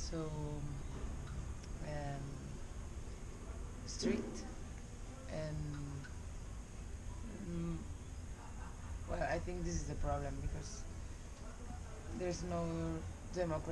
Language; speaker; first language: English; non-native, learner; Spanish